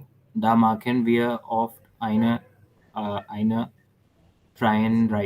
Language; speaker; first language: German; non-native, learner; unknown